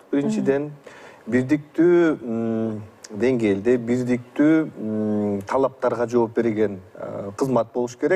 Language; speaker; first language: Kyrgyz; native; Kyrgyz